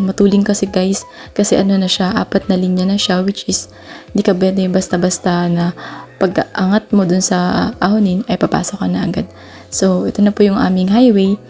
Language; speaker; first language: Filipino; non-native, local second language; Bikol